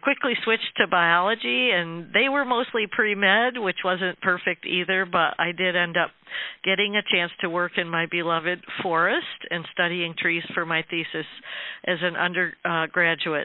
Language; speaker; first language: English; native; English